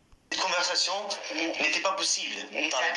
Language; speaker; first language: French; non-native, fluent; English